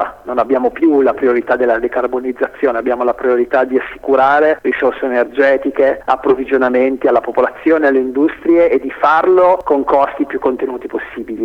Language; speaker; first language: Italian; native; Italian